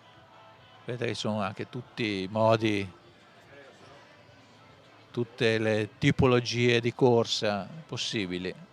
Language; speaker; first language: Italian; native; Italian